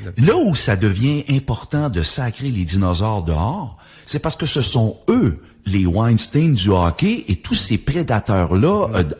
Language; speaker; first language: French; native; French